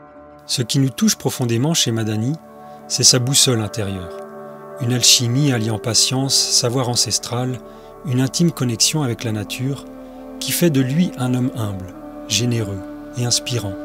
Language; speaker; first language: French; native; French